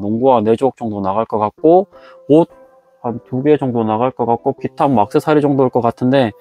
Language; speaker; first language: Korean; native; Korean